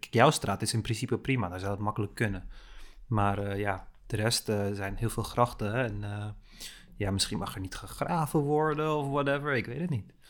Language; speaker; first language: Dutch; early bilingual, other home language; Turkish